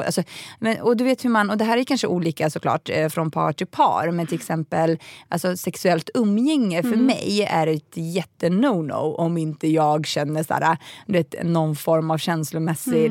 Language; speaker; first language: Swedish; native; Swedish